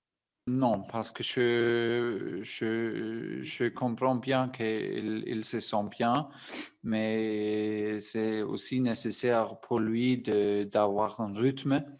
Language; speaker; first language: French; non-native, fluent; German